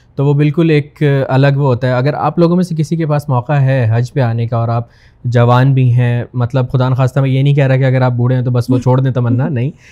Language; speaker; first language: Urdu; native; Urdu